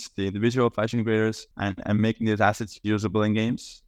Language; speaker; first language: English; non-native, fluent; Estonian